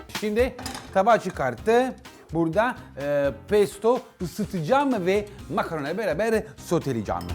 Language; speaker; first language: Turkish; non-native, learner; Italian